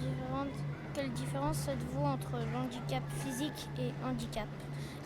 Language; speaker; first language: French; native; French